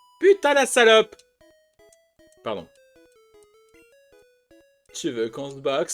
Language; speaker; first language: French; native; French